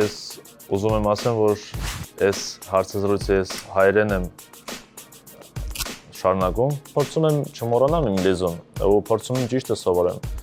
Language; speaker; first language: Armenian; early bilingual, heritage; Russian